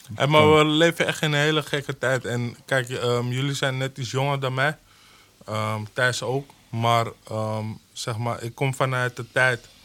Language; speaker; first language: Dutch; early bilingual, other home language; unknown